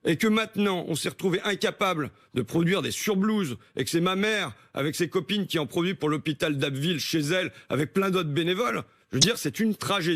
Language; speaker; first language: French; native; French